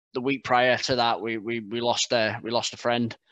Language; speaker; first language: English; native; English